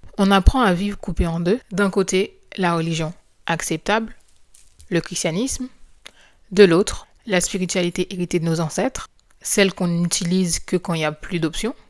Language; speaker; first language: French; non-native, local second language; Haitian Creole